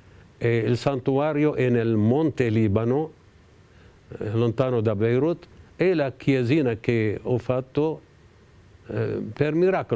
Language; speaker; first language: Italian; non-native, fluent; Arabic